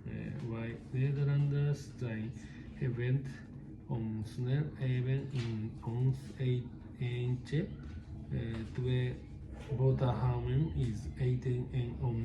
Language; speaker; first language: Dutch; non-native, learner; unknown